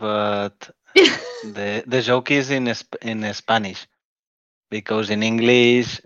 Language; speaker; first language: English; non-native, learner; Spanish